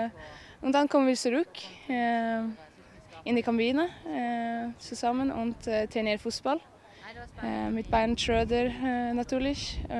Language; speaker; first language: German; non-native, learner; Norwegian